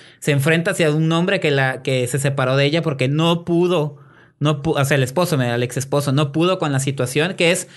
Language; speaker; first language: Spanish; native; Spanish